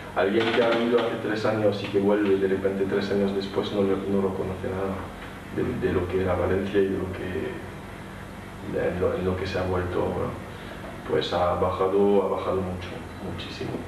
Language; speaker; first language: Spanish; non-native, fluent; French